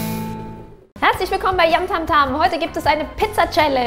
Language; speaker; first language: German; native; German